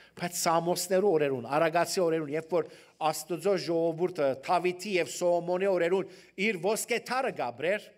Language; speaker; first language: Armenian; early bilingual, heritage; Armenian